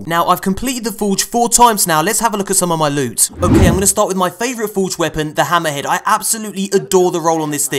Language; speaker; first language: English; native; English